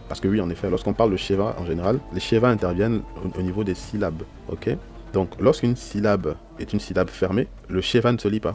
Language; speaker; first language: French; native; French